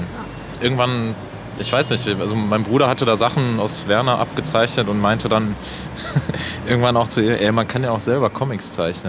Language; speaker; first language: German; native; German